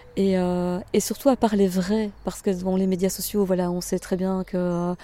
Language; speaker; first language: French; native; French